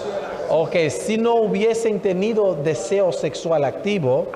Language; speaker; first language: Spanish; non-native, fluent; Haitian Creole